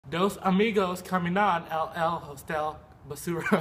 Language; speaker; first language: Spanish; non-native, learner; English